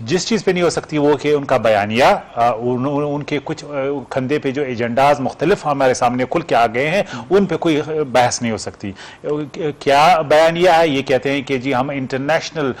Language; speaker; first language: Urdu; non-native, local second language; Pashto